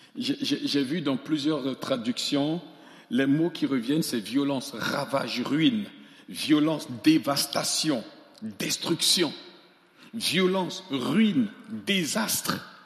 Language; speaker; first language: French; non-native, local second language; Sango